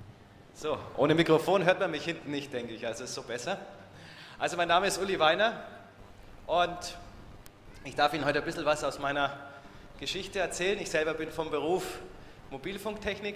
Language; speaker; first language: German; native; German